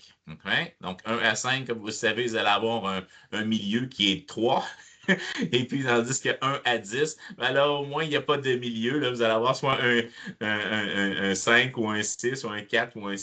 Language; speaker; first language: French; native; French